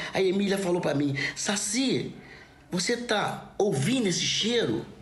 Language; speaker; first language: Portuguese; native; Portuguese